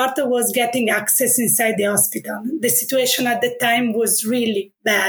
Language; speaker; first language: English; non-native, fluent; Italian